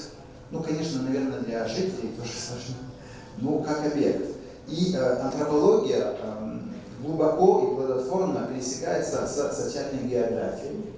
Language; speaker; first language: Russian; non-native, fluent; French